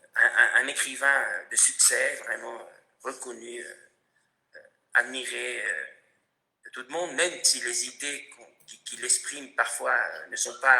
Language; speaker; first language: French; non-native, fluent; Spanish